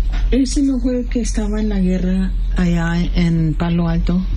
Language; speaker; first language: Spanish; early bilingual, heritage; Spanish